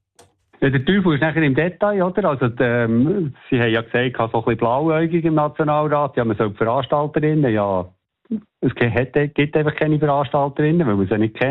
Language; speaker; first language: German; native; German